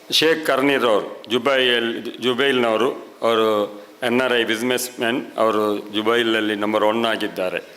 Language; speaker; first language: Kannada; non-native, local second language; Malayalam